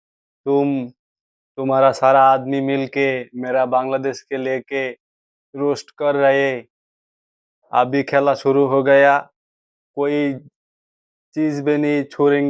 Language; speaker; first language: Hindi; non-native, learner; Bangla